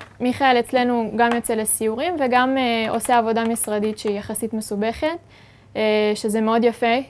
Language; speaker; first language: Hebrew; native; Hebrew